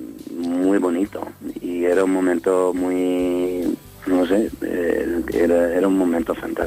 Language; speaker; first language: Spanish; non-native, learner; English